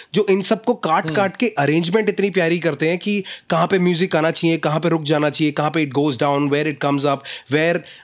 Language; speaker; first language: Hindi; native; Hindi